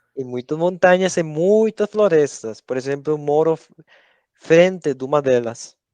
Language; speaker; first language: Portuguese; non-native, learner; Spanish